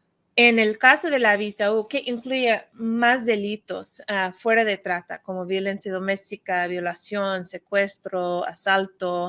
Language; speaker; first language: Spanish; non-native, fluent; English